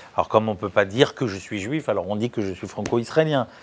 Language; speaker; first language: French; native; French